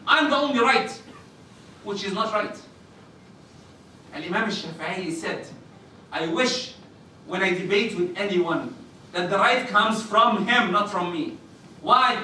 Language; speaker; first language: English; non-native, fluent; Arabic